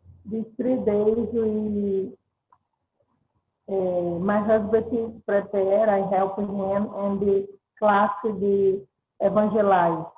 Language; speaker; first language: English; non-native, learner; Portuguese